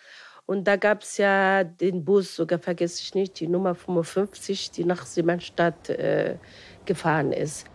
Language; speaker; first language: German; non-native, fluent; Arabic